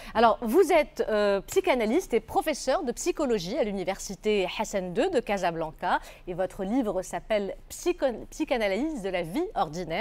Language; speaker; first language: French; non-native, local second language; Arabic